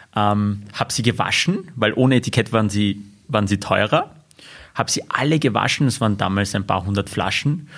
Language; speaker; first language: German; early bilingual, other home language; Armenian